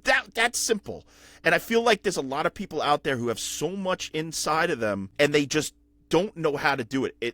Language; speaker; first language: English; native; English